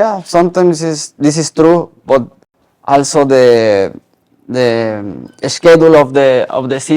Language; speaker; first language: English; non-native, learner; Spanish